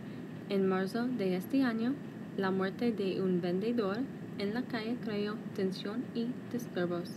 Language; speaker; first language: Spanish; non-native, learner; English